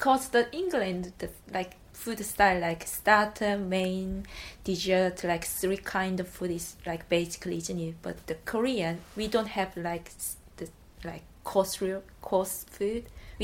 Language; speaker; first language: English; non-native, learner; Korean